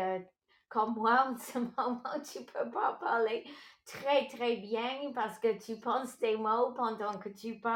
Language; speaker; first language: French; non-native, local second language; English